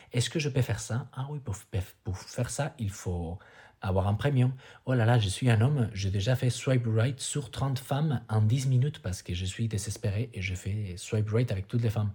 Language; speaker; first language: French; non-native, fluent; Spanish